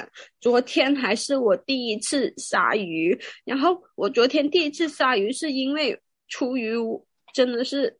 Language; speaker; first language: Chinese; non-native, local second language; Cantonese